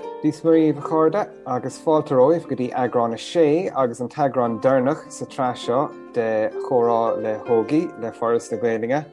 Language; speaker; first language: Irish; non-native, local second language; English